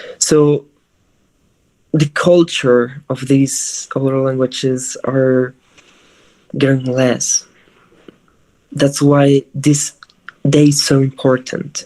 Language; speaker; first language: English; non-native, fluent; Spanish